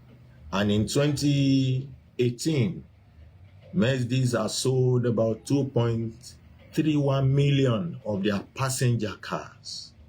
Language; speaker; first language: English; non-native, local second language; Yoruba